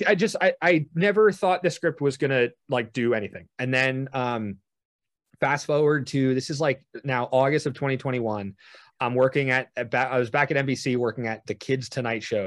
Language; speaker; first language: English; native; English